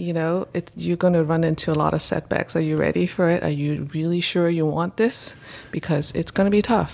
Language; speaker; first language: English; non-native, local second language; Cantonese